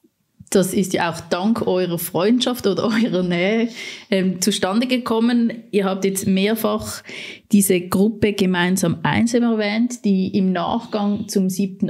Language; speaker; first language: German; native; German